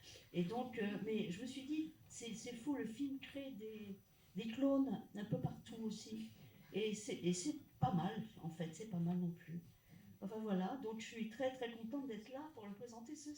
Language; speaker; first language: French; native; French